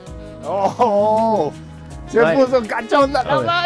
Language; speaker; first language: Spanish; native; Spanish